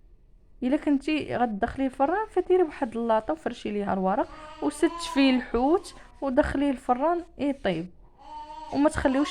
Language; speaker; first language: Arabic; native; Arabic